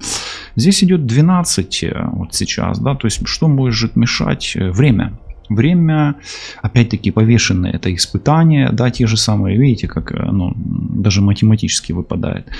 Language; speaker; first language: Russian; non-native, local second language; Ukrainian